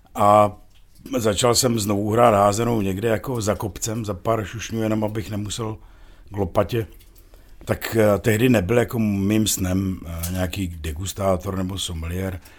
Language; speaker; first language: Czech; native; Czech